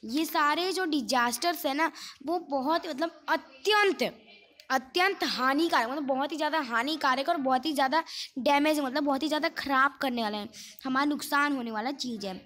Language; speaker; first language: Hindi; non-native, local second language; Gujarati